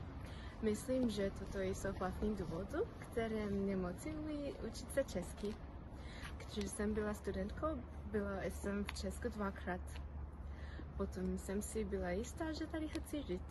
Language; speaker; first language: Czech; non-native, fluent; Chinese